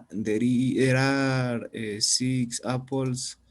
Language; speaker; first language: English; non-native, learner; Spanish